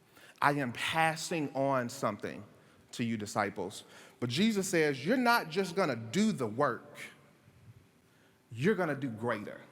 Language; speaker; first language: English; native; English